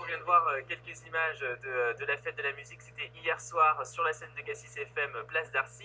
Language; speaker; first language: French; native; French